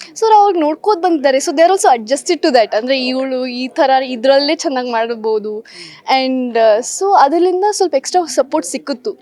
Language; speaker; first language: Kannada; early bilingual, heritage; Kannada